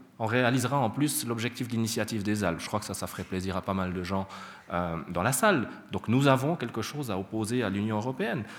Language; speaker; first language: French; native; French